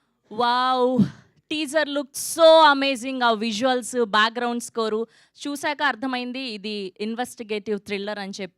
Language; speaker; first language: Telugu; native; Telugu